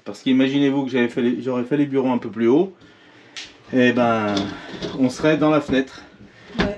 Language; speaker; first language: French; native; French